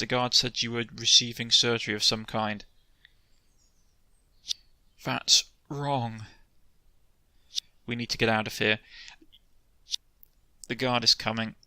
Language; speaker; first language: English; native; English